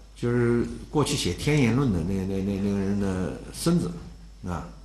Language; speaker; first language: Chinese; native; Chinese